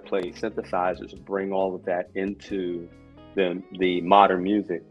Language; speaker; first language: English; native; English